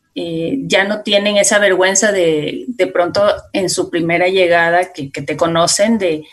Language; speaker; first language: Spanish; native; Spanish